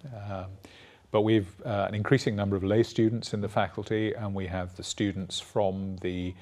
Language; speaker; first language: English; native; English